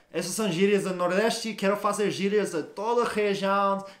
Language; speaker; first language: Portuguese; non-native, fluent; English